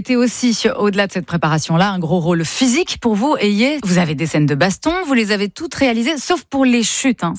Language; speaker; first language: French; native; French